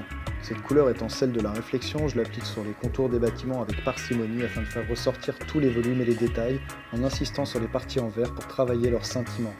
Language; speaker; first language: French; native; French